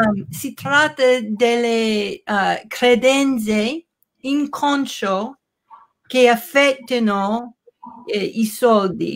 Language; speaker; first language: Italian; non-native, learner; English